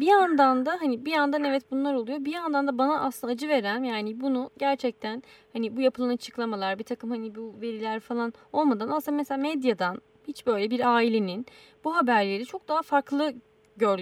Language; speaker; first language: Turkish; native; Turkish